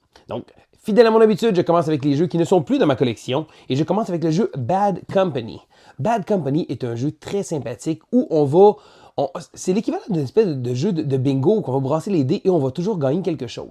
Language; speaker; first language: French; native; French